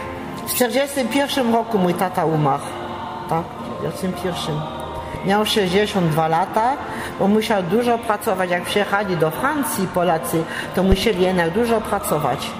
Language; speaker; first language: Polish; early bilingual, heritage; Polish